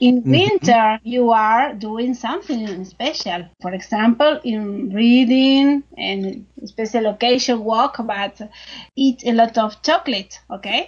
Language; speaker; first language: English; non-native, learner; Spanish